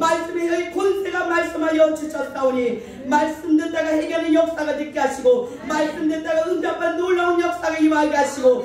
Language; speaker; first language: Korean; native; Korean